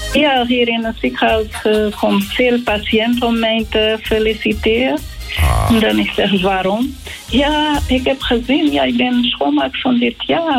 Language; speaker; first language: Dutch; non-native, fluent; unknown